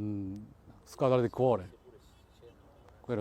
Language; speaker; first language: Italian; non-native, learner; Japanese